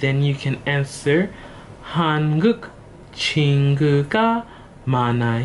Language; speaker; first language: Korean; non-native, learner; English